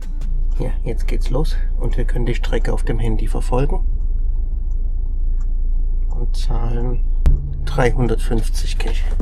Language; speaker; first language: German; native; German